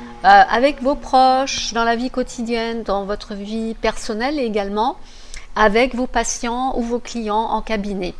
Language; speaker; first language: French; native; French